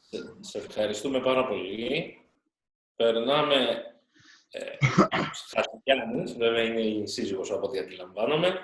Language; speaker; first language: Greek; native; Greek